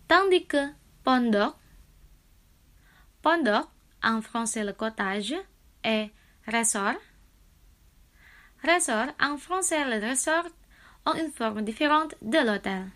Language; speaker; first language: French; non-native, fluent; Indonesian